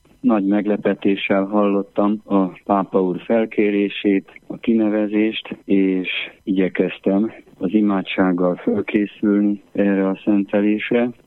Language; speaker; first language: Hungarian; native; Hungarian